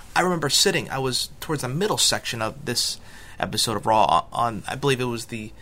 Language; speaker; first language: English; native; English